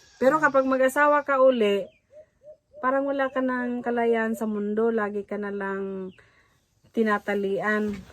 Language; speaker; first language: Filipino; non-native, local second language; Cebuano